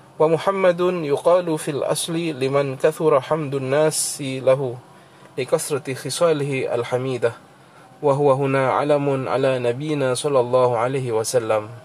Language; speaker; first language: Arabic; non-native, fluent; Indonesian